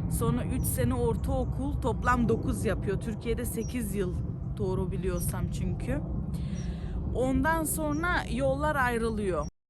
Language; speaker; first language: Turkish; early bilingual, heritage; Turkish